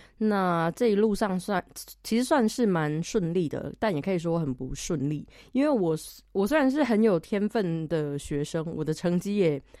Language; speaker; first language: Chinese; native; Chinese